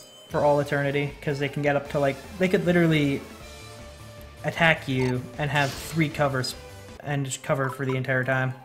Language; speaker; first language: English; native; English